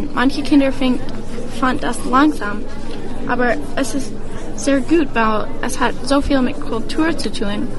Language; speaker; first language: German; non-native, learner; English